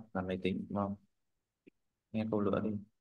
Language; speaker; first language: Vietnamese; native; Vietnamese